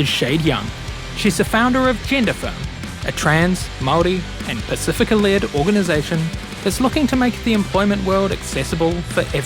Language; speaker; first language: English; native; English